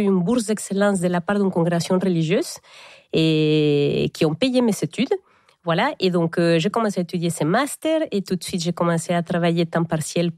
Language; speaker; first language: French; non-native, fluent; Spanish